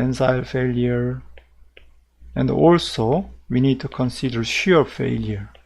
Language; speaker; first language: English; non-native, fluent; Korean